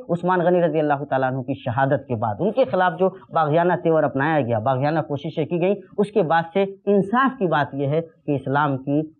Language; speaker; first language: Urdu; native; Urdu